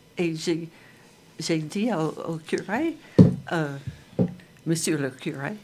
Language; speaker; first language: French; non-native, fluent; English